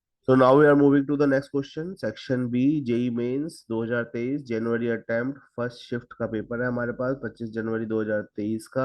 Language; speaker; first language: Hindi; native; Hindi